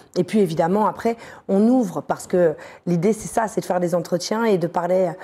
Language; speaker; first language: French; native; French